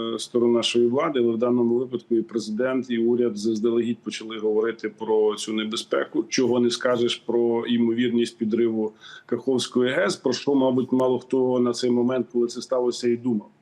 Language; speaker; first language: Ukrainian; native; Ukrainian